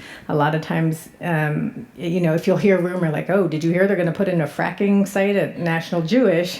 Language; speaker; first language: English; native; English